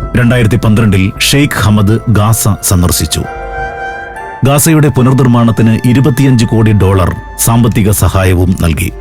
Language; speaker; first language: Malayalam; native; Malayalam